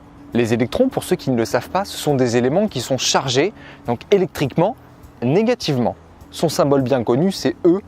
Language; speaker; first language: French; native; French